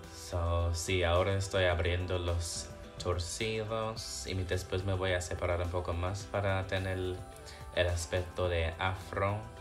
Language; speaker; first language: Spanish; non-native, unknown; English